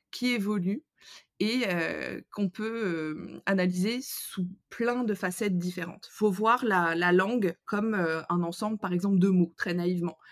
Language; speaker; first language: French; native; French